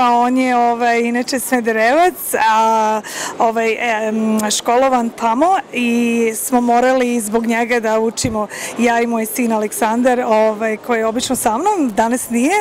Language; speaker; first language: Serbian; non-native, fluent; English